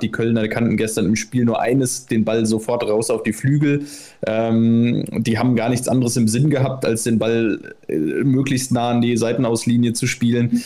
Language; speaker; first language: German; native; German